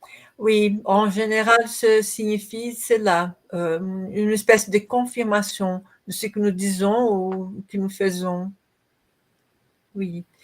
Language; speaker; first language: French; non-native, learner; Portuguese